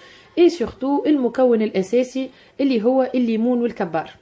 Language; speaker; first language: Arabic; native; Arabic